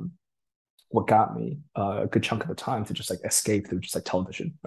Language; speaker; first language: English; early bilingual, other home language; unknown